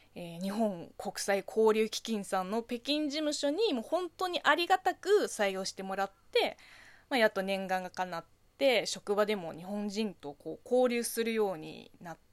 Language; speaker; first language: Japanese; non-native, fluent; Chinese